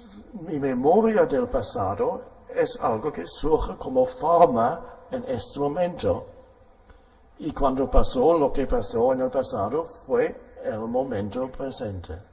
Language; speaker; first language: Spanish; non-native, fluent; German